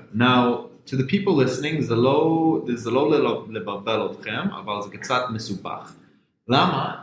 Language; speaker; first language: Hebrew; non-native, fluent; English